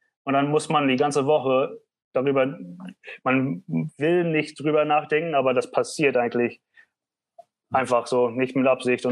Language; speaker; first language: German; early bilingual, heritage; German